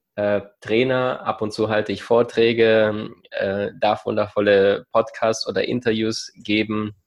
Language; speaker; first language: German; early bilingual, other home language; Russian